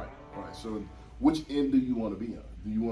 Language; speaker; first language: English; native; English